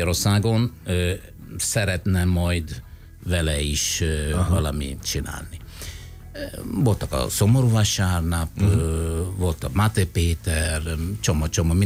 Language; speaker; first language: Hungarian; non-native, fluent; Italian